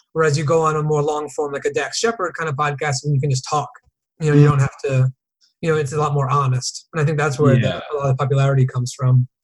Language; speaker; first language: English; native; English